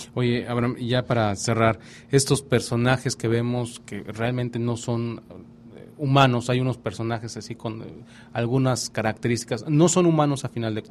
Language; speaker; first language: Spanish; native; Spanish